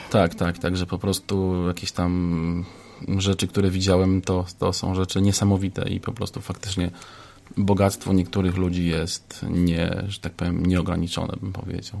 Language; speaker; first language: Polish; native; Polish